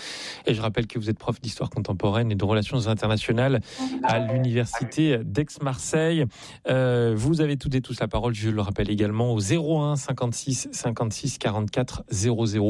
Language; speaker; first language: French; native; French